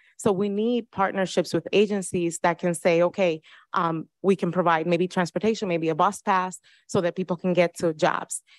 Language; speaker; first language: English; early bilingual, other home language; Spanish